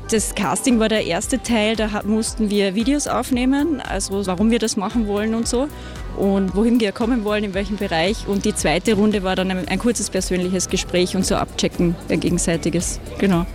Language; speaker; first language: German; native; German